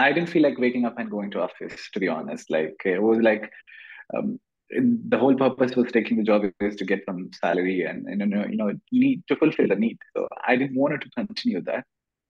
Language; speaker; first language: English; non-native, local second language; Malayalam